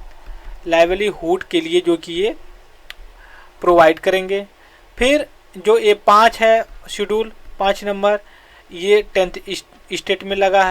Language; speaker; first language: Hindi; native; Hindi